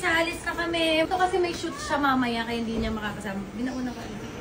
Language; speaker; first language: Filipino; native; Filipino